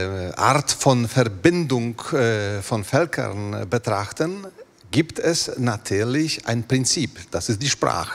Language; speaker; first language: German; non-native, fluent; Polish